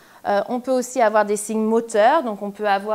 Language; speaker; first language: French; native; French